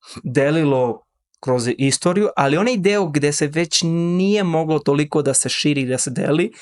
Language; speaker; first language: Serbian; early bilingual, heritage; Serbian